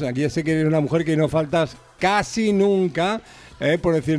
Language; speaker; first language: Spanish; native; Spanish